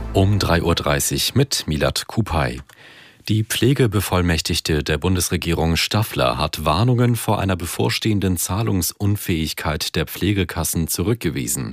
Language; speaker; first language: German; native; German